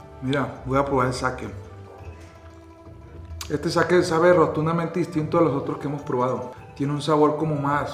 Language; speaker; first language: Spanish; native; Spanish